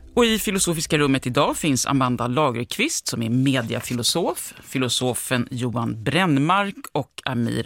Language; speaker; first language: Swedish; native; Swedish